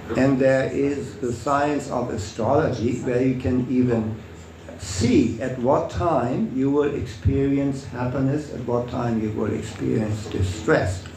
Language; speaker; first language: English; non-native, fluent; German